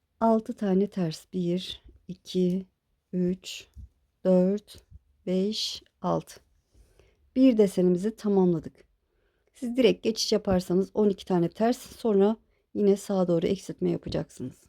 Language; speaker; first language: Turkish; native; Turkish